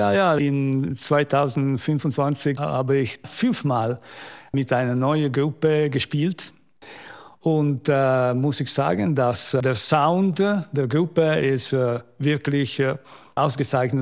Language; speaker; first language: German; non-native, learner; Italian